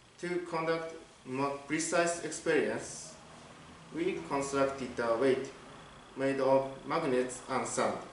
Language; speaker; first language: English; non-native, learner; Japanese